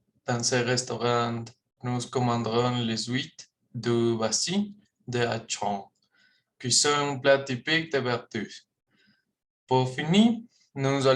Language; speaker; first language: French; non-native, learner; Spanish